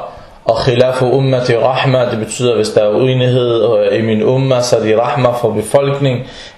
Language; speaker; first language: Danish; non-native, fluent; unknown